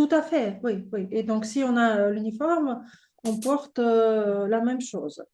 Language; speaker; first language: French; non-native, fluent; Russian